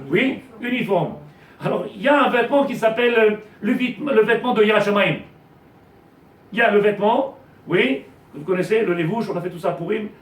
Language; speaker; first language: French; native; French